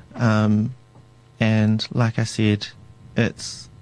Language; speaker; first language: English; native; English